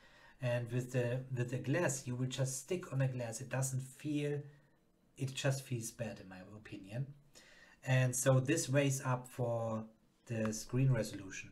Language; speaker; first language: English; non-native, fluent; German